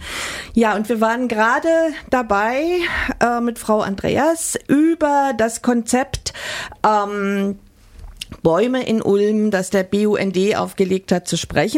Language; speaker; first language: German; native; German